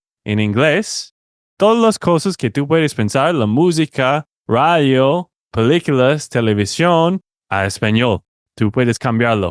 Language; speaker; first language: Spanish; non-native, fluent; English